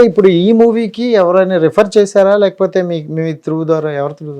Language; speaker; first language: Telugu; native; Telugu